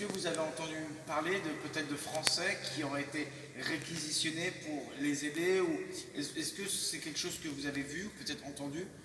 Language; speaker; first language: French; native; French